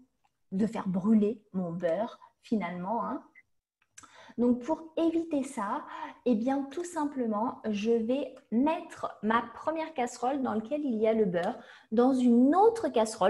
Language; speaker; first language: French; native; French